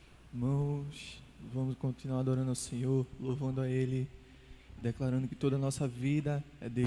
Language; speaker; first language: Portuguese; native; Portuguese